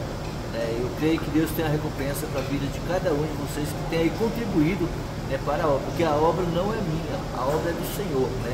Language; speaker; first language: Portuguese; native; Portuguese